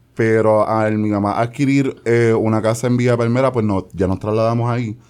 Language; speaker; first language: Spanish; native; Spanish